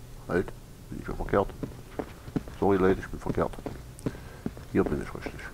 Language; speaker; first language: German; native; German